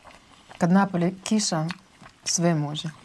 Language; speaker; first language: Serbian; non-native, learner; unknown